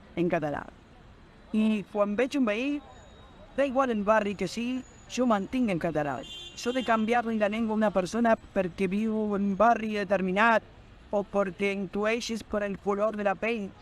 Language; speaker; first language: Catalan; non-native, fluent; Spanish